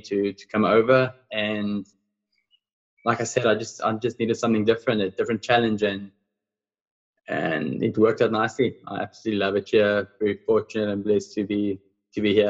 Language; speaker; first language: English; non-native, local second language; Afrikaans